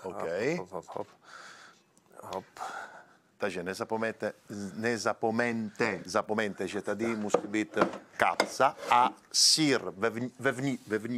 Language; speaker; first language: Czech; non-native, learner; Italian